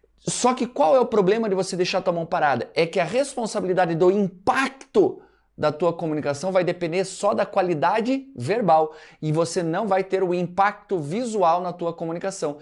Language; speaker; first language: Portuguese; native; Portuguese